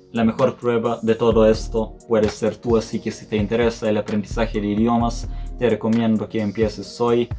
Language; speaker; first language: Spanish; non-native, fluent; Serbian